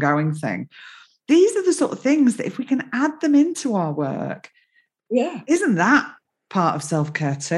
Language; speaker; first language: English; native; English